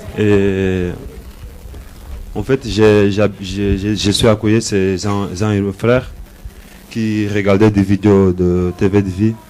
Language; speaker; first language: French; non-native, learner; Portuguese